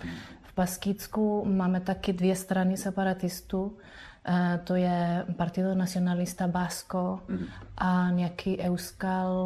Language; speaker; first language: Czech; non-native, fluent; Spanish